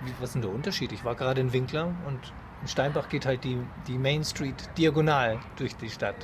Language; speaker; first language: German; native; German